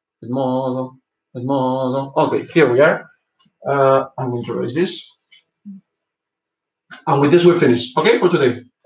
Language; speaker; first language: English; non-native, fluent; Spanish